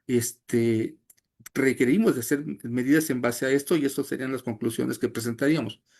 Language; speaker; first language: Spanish; native; Spanish